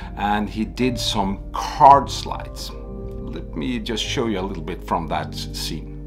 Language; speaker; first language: English; non-native, fluent; Swedish